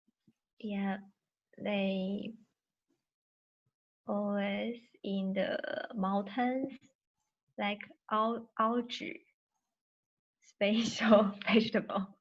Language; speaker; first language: English; non-native, learner; Chinese